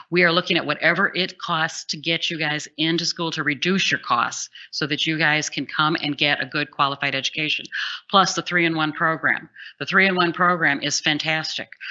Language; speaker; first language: English; native; English